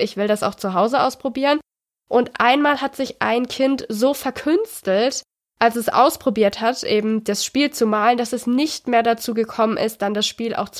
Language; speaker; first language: German; native; German